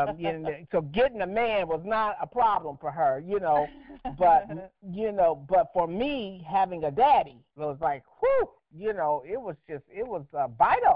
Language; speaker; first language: English; native; English